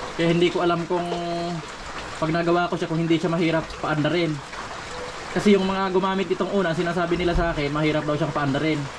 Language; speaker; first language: Filipino; non-native, local second language; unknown